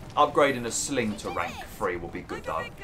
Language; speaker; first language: English; native; English